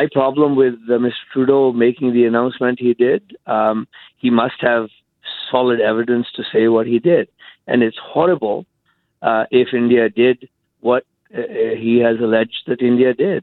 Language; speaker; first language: English; non-native, local second language; Punjabi